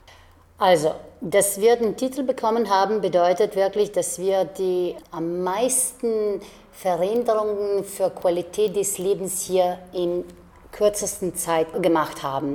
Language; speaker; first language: German; non-native, fluent; Slovenian